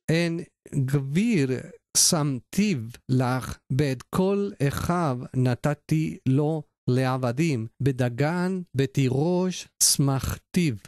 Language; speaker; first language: Hebrew; non-native, learner; Spanish